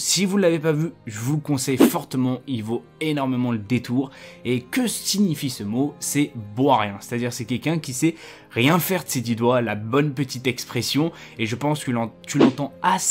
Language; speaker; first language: French; native; French